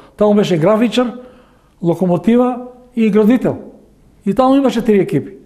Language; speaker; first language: Macedonian; native; Macedonian